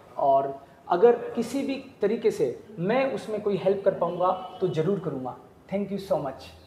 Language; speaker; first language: Hindi; native; Hindi